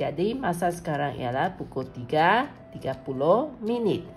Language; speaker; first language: Malay; non-native, local second language; Chinese